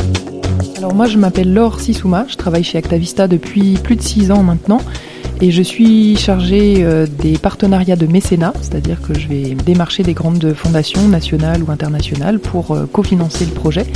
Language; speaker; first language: French; native; French